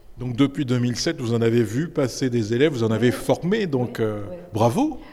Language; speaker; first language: French; native; French